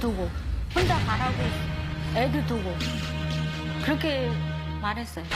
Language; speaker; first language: Korean; non-native, learner; Vietnamese